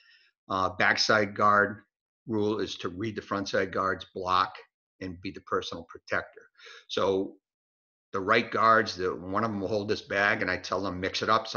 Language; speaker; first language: English; native; English